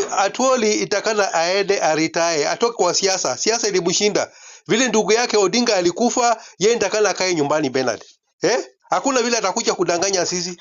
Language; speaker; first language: Swahili; non-native, local second language; Luyia